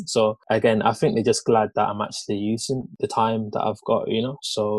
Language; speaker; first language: English; early bilingual, other home language; Lingala